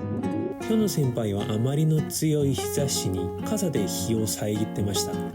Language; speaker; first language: Japanese; non-native, learner; Korean